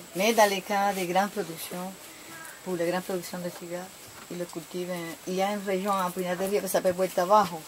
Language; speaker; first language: French; non-native, fluent; Spanish